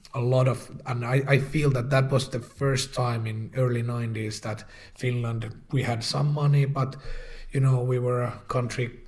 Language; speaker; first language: English; non-native, fluent; Finnish